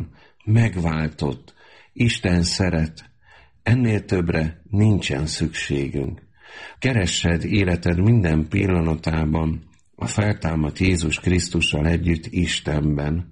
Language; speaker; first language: Hungarian; native; Hungarian